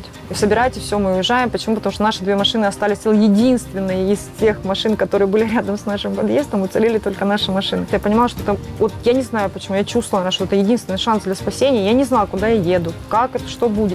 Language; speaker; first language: Russian; native; Russian